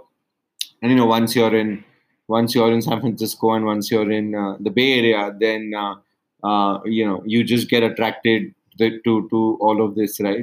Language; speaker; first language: English; non-native, local second language; Hindi